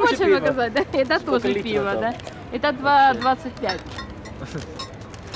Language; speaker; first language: Russian; native; Russian